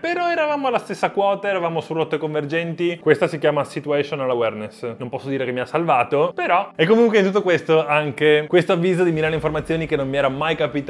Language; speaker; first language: Italian; native; Italian